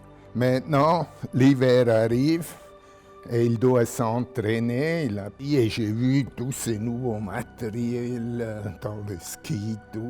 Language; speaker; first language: French; non-native, local second language; German